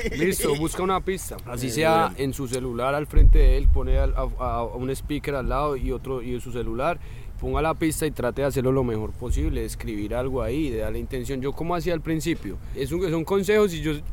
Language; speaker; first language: Spanish; native; Spanish